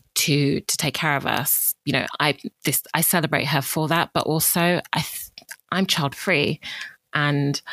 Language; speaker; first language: English; native; English